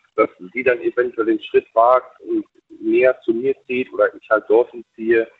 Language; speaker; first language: German; native; German